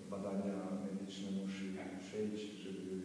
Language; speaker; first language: Polish; non-native, fluent; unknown